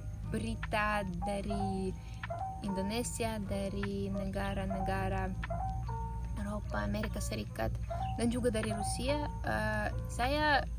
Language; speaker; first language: Indonesian; non-native, fluent; Russian